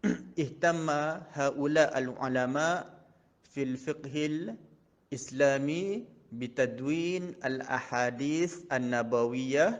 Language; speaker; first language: Arabic; non-native, fluent; Malay